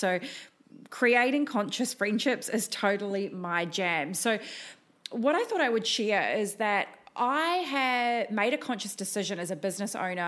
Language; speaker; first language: English; native; English